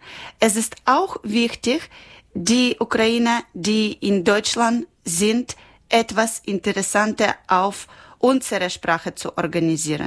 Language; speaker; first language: German; non-native, learner; Ukrainian